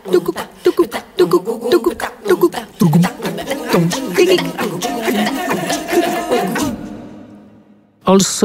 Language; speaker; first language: English; non-native, fluent; French